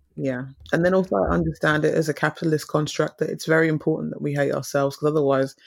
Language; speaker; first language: English; native; English